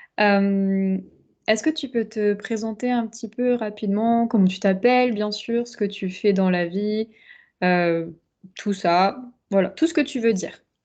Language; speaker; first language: French; native; French